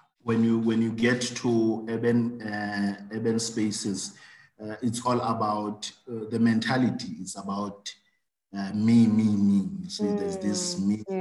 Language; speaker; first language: English; non-native, local second language; Southern Sotho